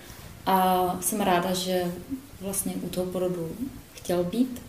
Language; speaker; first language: Czech; native; Czech